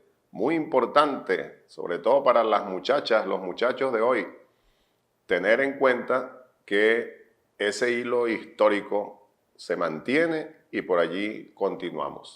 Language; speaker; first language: Spanish; native; Spanish